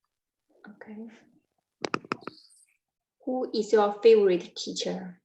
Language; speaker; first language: English; non-native, learner; Chinese